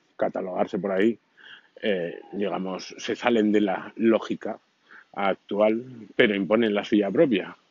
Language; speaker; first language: Spanish; native; Spanish